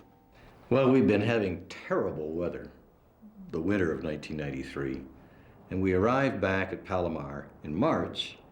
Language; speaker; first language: English; native; English